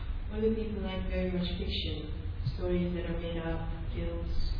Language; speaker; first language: English; non-native, fluent; Hungarian